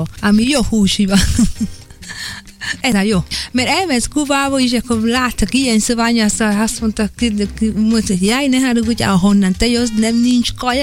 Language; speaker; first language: Hungarian; non-native, learner; Spanish